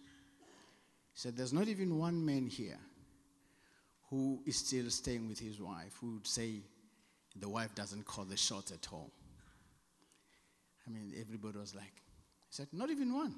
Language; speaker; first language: English; non-native, local second language; Southern Sotho